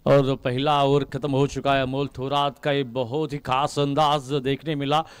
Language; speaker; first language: Hindi; non-native, local second language; Marathi